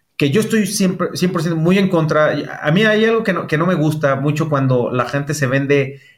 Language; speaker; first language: Spanish; native; Spanish